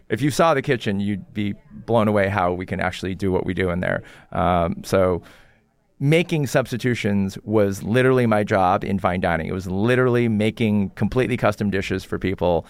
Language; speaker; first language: English; early bilingual, other home language; Korean